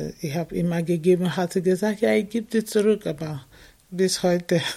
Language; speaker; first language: German; non-native, fluent; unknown